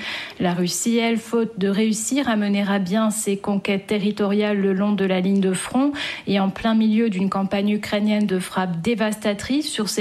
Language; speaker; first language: French; native; French